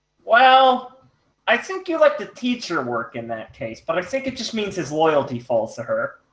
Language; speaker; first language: English; native; English